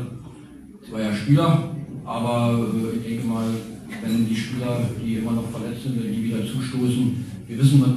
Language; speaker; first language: German; native; German